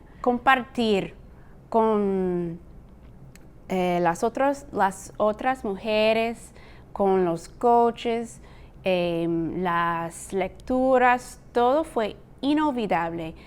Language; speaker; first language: Spanish; non-native, fluent; English